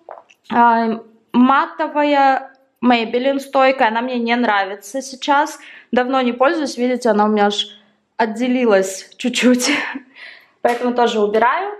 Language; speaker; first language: Russian; native; Russian